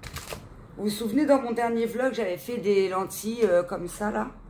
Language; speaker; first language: French; native; French